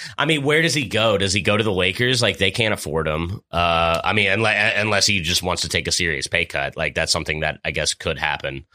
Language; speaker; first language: English; native; English